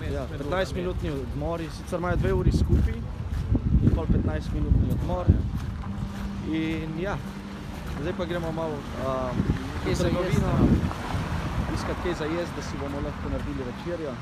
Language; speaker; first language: Slovenian; native; Slovenian